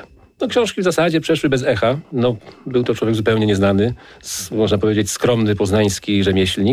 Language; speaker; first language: Polish; native; Polish